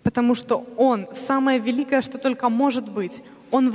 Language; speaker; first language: Russian; native; Russian